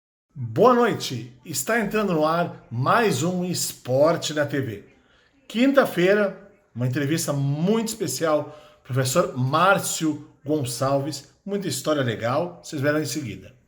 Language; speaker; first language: Portuguese; native; Portuguese